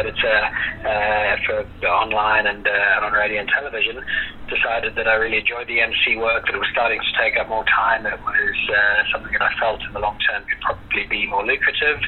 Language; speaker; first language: English; native; English